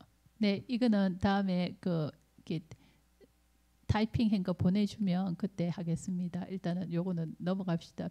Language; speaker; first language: Korean; native; Korean